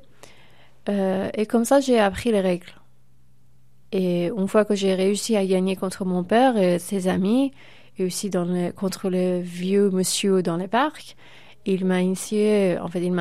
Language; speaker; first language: French; non-native, fluent; Persian